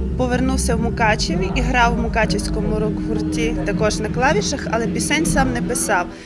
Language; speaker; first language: Ukrainian; native; Ukrainian